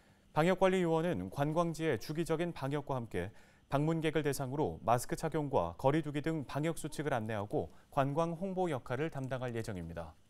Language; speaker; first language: Korean; native; Korean